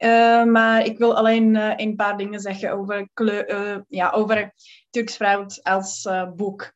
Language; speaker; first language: Dutch; non-native, learner; Czech